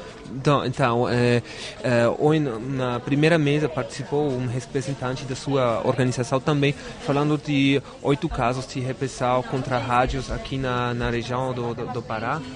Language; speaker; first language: Portuguese; non-native, fluent; German